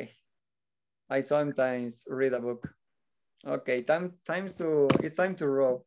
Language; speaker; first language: English; non-native, learner; Spanish